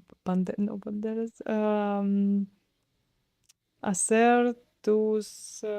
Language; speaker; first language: Spanish; non-native, learner; Russian